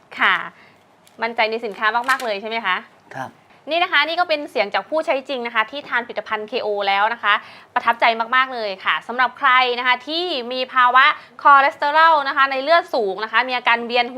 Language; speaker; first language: Thai; native; Thai